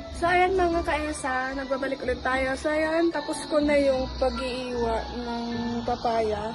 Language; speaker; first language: Filipino; non-native, local second language; Iloko